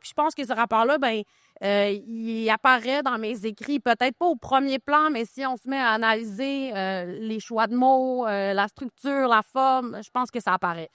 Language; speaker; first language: French; native; French